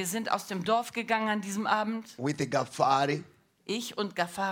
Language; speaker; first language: German; non-native, learner; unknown